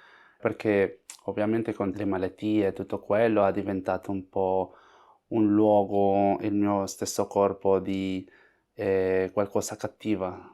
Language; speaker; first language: Italian; non-native, fluent; Spanish